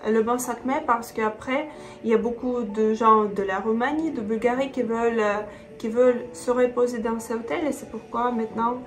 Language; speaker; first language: French; non-native, fluent; Russian